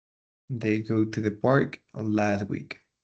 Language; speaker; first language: English; non-native, fluent; Spanish